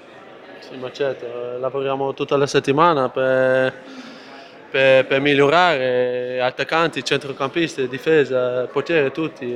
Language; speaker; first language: Italian; non-native, fluent; Dutch